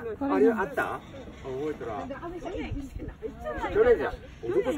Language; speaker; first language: Japanese; native; Japanese